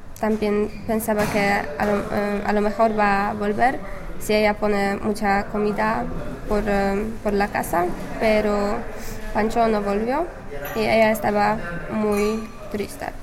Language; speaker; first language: Spanish; non-native, learner; English